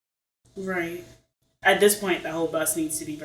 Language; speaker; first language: English; native; English